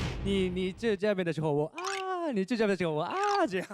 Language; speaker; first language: Chinese; non-native, learner; Japanese